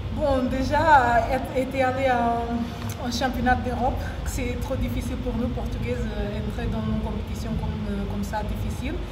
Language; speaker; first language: French; non-native, learner; Portuguese